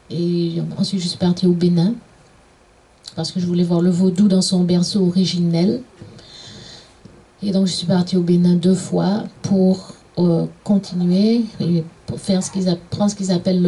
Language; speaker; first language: French; native; French